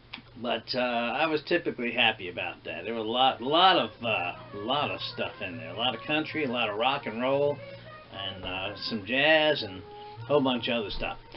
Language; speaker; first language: English; native; English